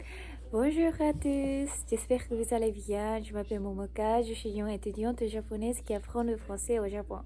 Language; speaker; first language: French; non-native, learner; Japanese